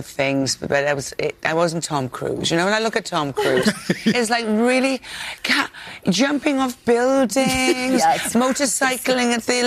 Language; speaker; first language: English; native; English